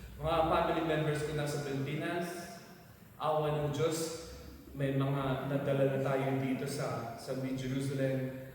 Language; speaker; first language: Filipino; native; Filipino